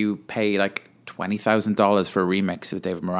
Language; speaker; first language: English; native; English